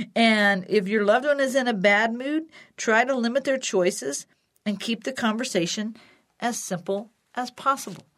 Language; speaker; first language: English; native; English